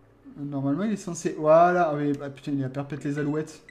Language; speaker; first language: French; native; French